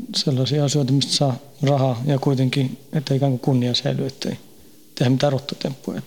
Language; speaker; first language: Finnish; early bilingual, heritage; Finnish